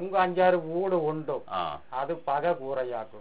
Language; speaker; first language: Tamil; non-native, local second language; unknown